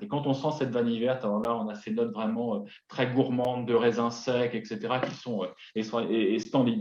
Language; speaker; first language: French; native; French